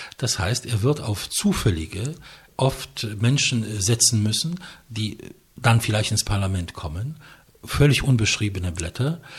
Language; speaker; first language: German; non-native, fluent; Polish